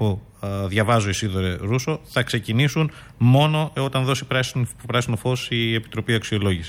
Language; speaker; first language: Greek; native; Greek